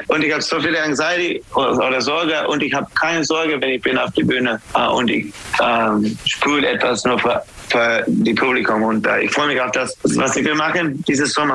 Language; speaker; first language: German; non-native, fluent; English